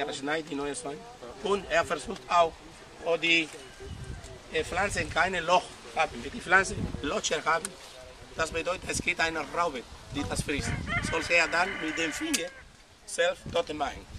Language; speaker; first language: German; non-native, learner; Spanish